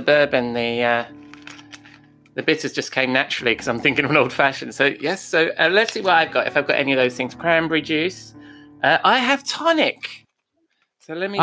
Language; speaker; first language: English; native; English